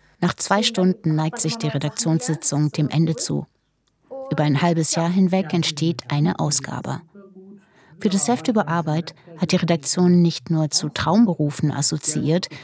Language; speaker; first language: German; native; German